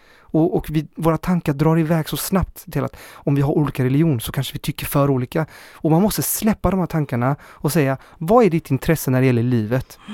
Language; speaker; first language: Swedish; early bilingual, other home language; Spanish